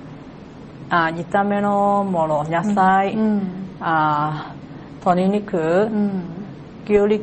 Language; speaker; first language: Japanese; non-native, learner; Cantonese